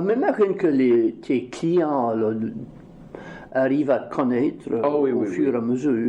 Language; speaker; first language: French; native; French